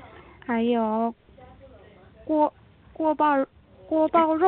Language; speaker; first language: Chinese; non-native, learner; Korean